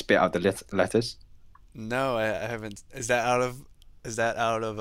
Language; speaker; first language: English; native; English